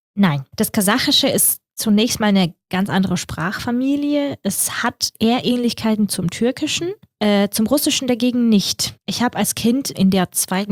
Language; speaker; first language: German; early bilingual, other home language; Russian